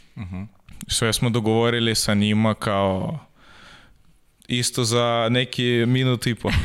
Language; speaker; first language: Serbian; non-native, learner; Russian